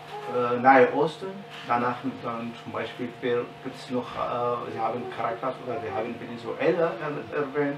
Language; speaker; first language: German; non-native, learner; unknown